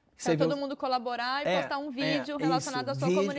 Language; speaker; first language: Portuguese; native; Portuguese